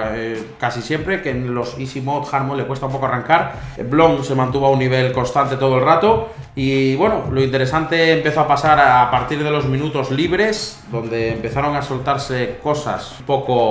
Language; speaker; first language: Spanish; native; Spanish